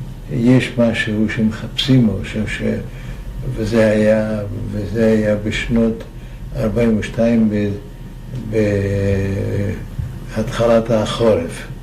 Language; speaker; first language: Hebrew; non-native, fluent; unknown